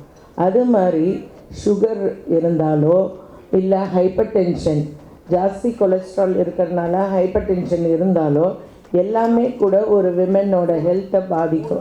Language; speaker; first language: Tamil; native; Tamil